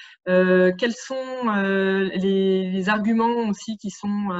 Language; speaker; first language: French; native; French